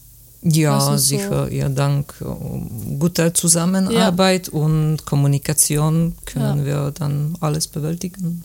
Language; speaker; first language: German; non-native, fluent; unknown